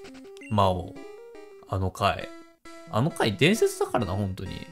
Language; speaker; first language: Japanese; native; Japanese